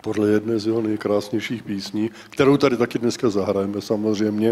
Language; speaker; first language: Czech; native; Czech